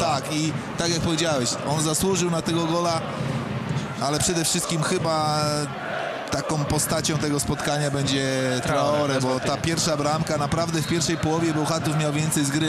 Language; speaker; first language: Polish; native; Polish